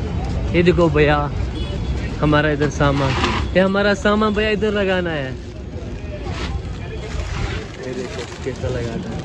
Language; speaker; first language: Hindi; non-native, local second language; Kashmiri